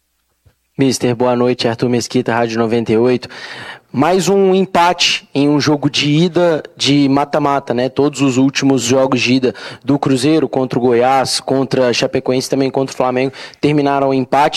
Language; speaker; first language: Portuguese; native; Portuguese